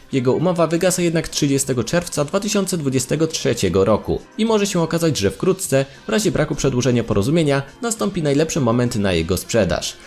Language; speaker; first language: Polish; native; Polish